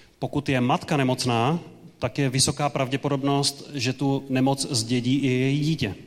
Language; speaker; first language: Czech; native; Czech